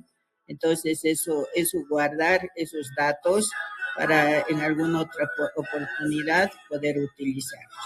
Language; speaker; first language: Spanish; native; Spanish